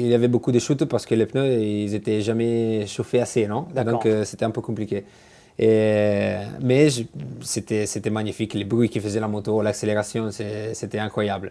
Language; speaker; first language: French; non-native, fluent; Italian